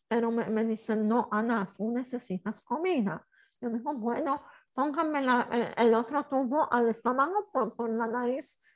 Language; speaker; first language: Spanish; non-native, fluent; Polish